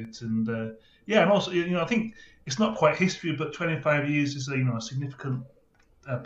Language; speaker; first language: English; native; English